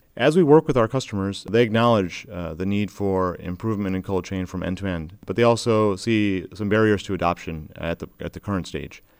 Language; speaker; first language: English; native; English